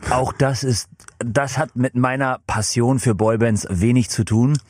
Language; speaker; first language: German; non-native, fluent; English